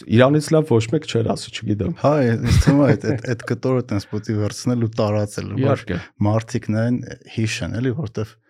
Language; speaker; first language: Armenian; native; Armenian